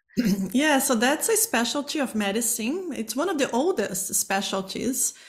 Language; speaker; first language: English; non-native, fluent; Portuguese